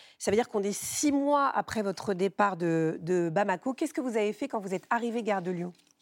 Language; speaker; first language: French; native; French